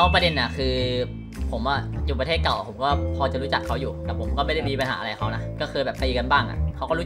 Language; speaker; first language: Thai; native; Thai